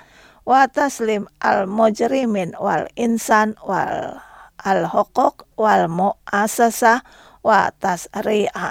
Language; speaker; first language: Arabic; non-native, fluent; Indonesian